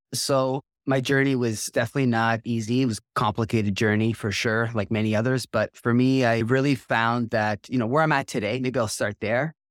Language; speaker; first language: English; native; English